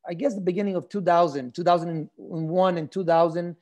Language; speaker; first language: English; early bilingual, other home language; Spanish